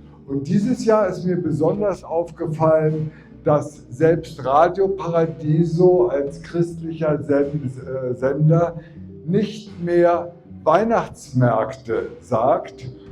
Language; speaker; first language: German; native; German